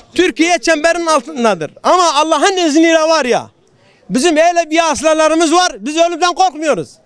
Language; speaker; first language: Turkish; native; Turkish